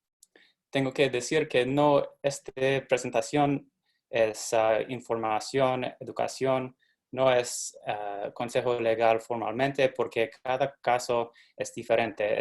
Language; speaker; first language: Spanish; non-native, fluent; English